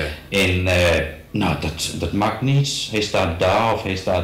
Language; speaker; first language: Dutch; non-native, fluent; Danish